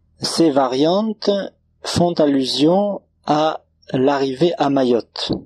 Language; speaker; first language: French; non-native, local second language; Comorian